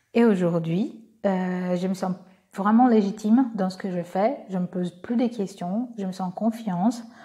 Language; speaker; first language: French; non-native, fluent; Portuguese